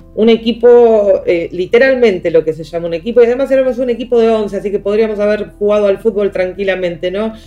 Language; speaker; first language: Spanish; native; Spanish